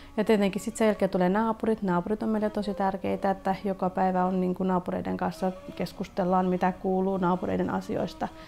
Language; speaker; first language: Finnish; early bilingual, other home language; Kurdish